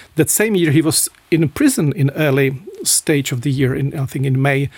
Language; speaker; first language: English; non-native, fluent; Czech